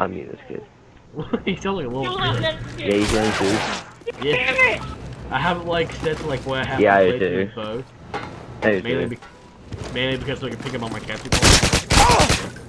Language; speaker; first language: English; native; English